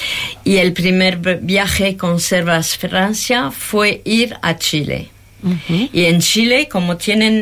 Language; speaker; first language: Spanish; non-native, fluent; French